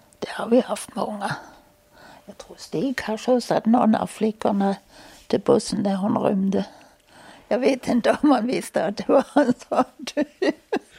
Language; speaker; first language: Swedish; non-native, fluent; German